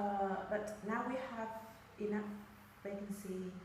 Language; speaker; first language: English; non-native, learner; Vietnamese